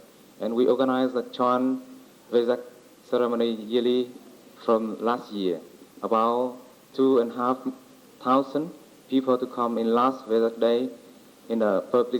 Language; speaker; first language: English; non-native, learner; Vietnamese